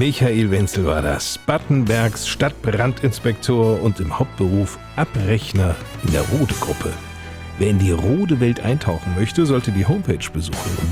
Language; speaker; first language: German; native; German